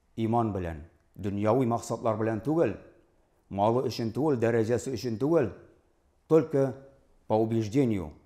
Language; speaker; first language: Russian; non-native, local second language; Tatar